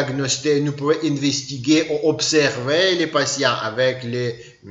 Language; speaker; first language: French; non-native, learner; Ukrainian